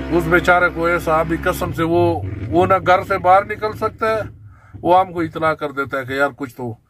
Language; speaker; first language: Urdu; non-native, local second language; Pashto